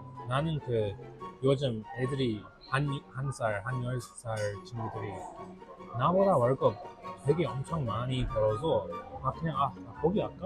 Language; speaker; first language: Korean; non-native, fluent; English